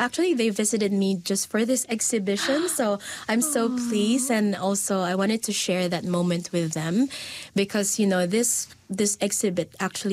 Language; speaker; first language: English; non-native, local second language; Filipino